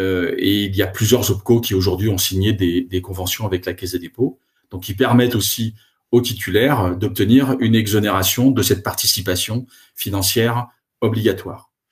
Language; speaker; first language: French; native; French